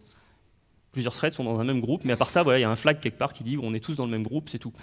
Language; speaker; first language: French; native; French